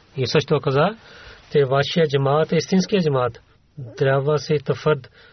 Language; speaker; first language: Bulgarian; non-native, learner; Urdu